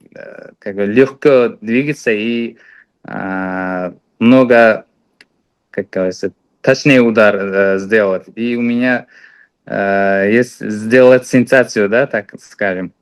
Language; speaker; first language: Russian; non-native, fluent; Uzbek